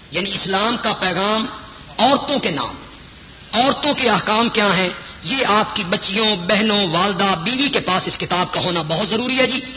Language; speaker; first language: Urdu; non-native, local second language; Punjabi